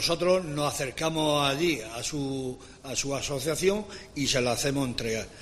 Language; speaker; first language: Spanish; native; Spanish